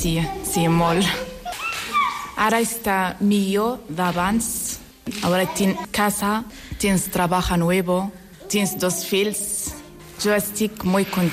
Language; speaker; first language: Catalan; non-native, learner; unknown